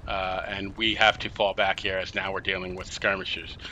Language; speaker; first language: English; native; English